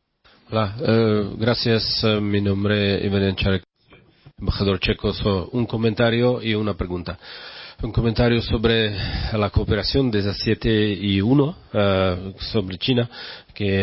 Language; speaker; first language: Spanish; non-native, learner; Czech